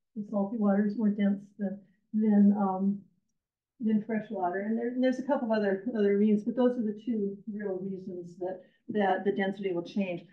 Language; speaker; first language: English; native; English